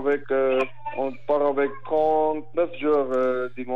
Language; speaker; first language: French; non-native, fluent; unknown